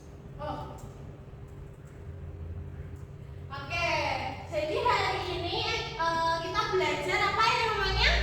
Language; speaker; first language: Indonesian; native; Indonesian